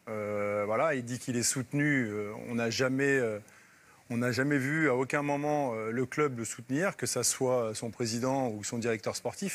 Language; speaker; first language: French; native; French